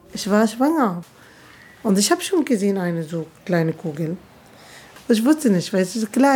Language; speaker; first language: German; non-native, learner; Arabic